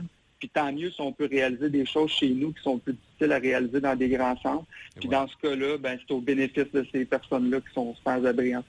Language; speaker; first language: French; native; French